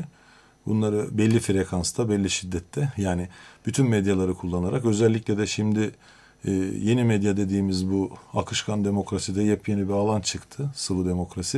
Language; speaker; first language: Turkish; native; Turkish